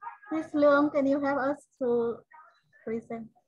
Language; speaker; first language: English; non-native, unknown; Vietnamese